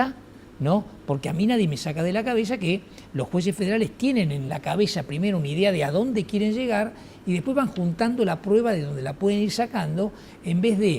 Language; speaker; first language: Spanish; native; Spanish